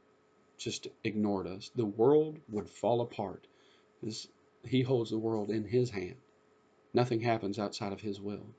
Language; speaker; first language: English; native; English